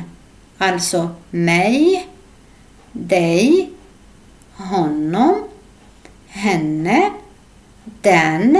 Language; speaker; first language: Swedish; non-native, fluent; Arabic